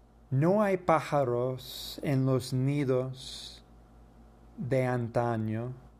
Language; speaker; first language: Spanish; non-native, fluent; English